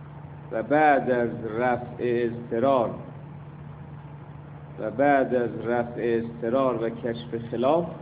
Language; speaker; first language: Persian; native; Persian